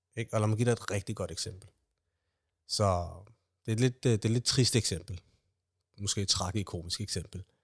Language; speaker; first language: Danish; early bilingual, other home language; Somali